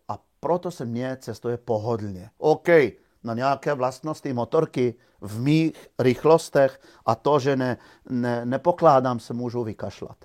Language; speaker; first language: Czech; native; Czech